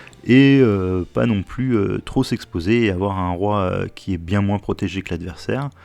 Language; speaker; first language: French; native; French